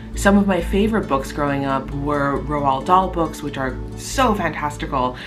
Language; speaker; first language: English; native; English